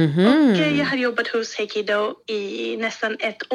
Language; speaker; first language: Swedish; non-native, fluent; Greek